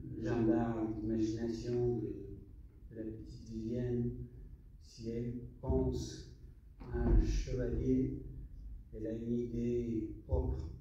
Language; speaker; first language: French; non-native, fluent; English